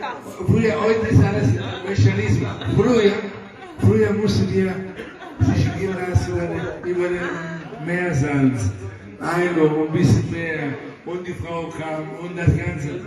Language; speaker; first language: German; non-native, fluent; Italian